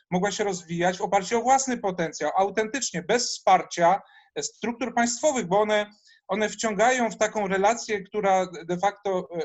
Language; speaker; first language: Polish; native; Polish